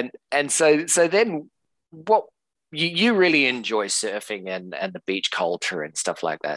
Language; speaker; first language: English; native; English